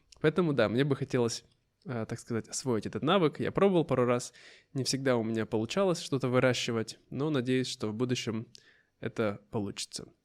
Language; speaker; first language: Russian; native; Russian